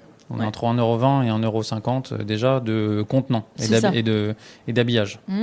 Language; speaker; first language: French; native; French